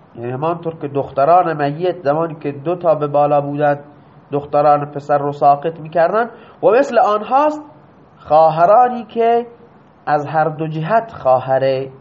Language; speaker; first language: Persian; non-native, local second language; Baluchi